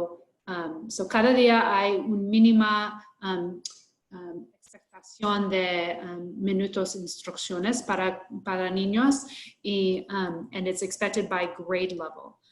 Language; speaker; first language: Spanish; non-native, learner; English